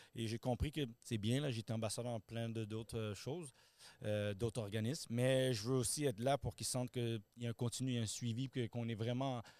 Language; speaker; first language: French; native; French